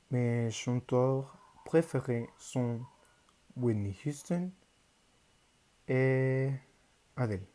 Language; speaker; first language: French; non-native, learner; Spanish